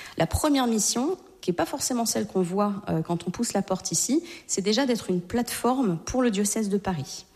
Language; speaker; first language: French; native; French